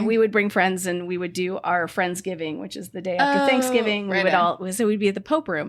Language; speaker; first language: English; native; English